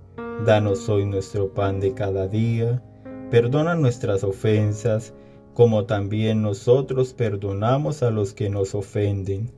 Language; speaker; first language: Spanish; native; Spanish